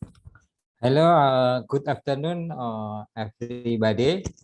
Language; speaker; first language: English; non-native, fluent; Indonesian